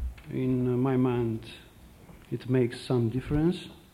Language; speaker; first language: English; non-native, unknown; Romanian